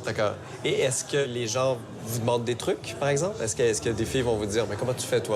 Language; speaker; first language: French; native; French